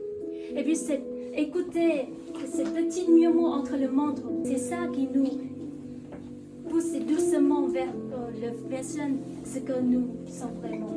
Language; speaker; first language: French; non-native, fluent; Vietnamese